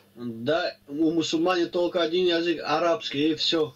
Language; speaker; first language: Russian; non-native, local second language; Tajik